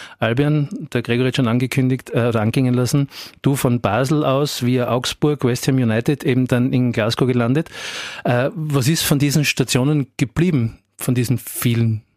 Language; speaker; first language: German; native; German